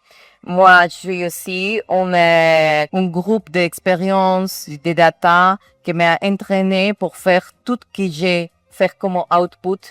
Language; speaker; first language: French; non-native, learner; Spanish